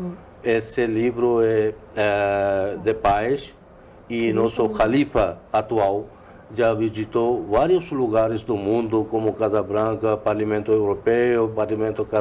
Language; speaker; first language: Portuguese; non-native, learner; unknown